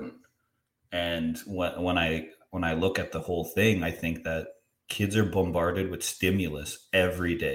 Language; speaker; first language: English; native; English